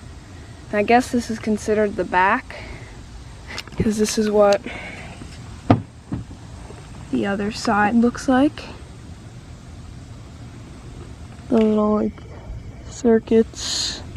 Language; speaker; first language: English; native; English